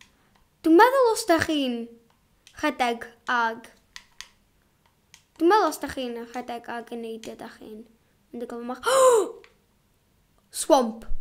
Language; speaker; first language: Welsh; non-native, local second language; English